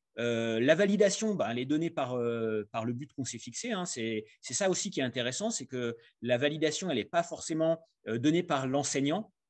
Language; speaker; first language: French; native; French